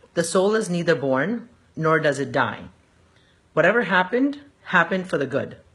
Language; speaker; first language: English; early bilingual, other home language; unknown